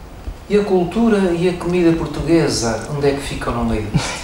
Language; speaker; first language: Portuguese; native; Portuguese